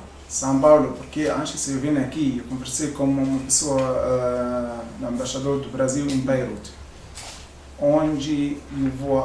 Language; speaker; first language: Portuguese; non-native, learner; Arabic